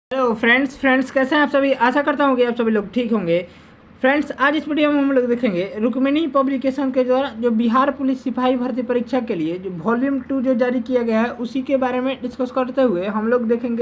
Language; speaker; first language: Hindi; native; Hindi